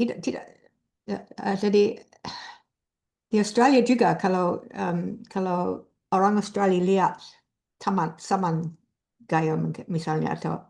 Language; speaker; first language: Indonesian; non-native, fluent; English